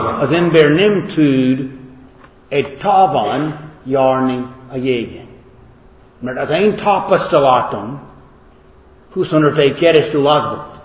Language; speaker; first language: Hungarian; non-native, fluent; English